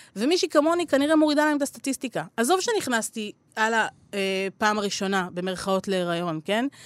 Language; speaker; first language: Hebrew; native; Hebrew